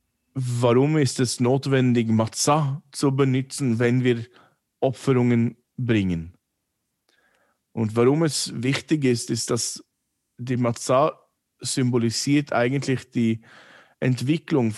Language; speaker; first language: German; non-native, fluent; English